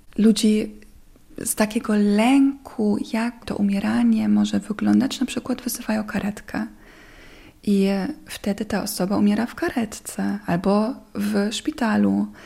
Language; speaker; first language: Polish; non-native, fluent; German